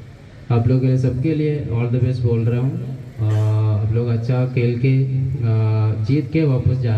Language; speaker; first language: Hindi; non-native, local second language; Malayalam